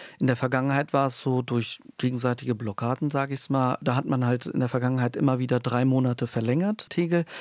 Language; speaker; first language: German; early bilingual, other home language; Turkish